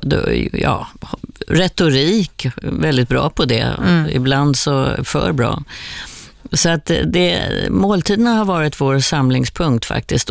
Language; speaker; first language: Swedish; native; Swedish